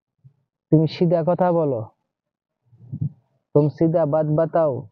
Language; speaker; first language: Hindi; non-native, learner; Bangla